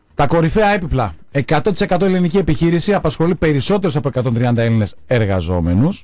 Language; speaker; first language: Greek; native; Greek